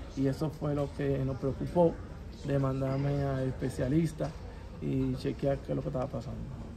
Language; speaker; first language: Spanish; native; Spanish